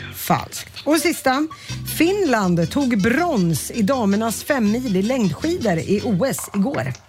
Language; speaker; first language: Swedish; native; Swedish